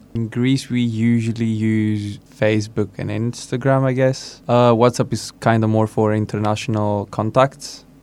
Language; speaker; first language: English; non-native, fluent; Greek